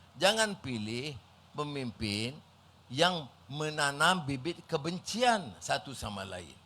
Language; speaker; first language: Malay; native; Malay